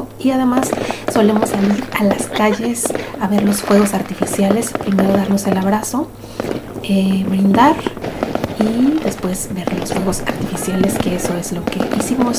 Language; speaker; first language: Spanish; native; Spanish